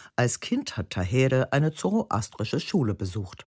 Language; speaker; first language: German; native; German